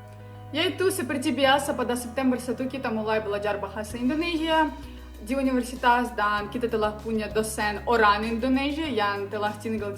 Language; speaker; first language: Indonesian; non-native, learner; Ukrainian